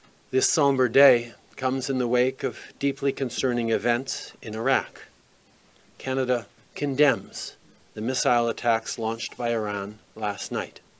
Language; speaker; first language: English; native; English